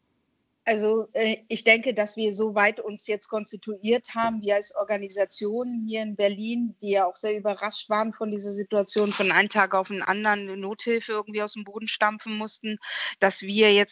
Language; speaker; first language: German; native; German